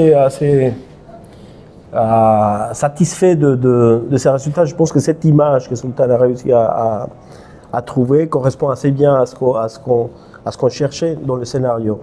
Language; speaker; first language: French; non-native, fluent; Spanish